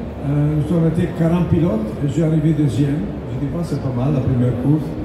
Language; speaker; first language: French; non-native, learner; Italian